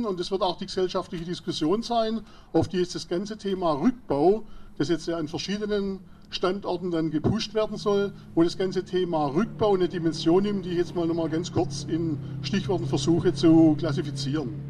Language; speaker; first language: German; native; German